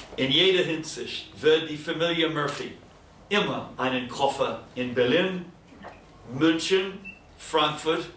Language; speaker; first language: German; non-native, learner; English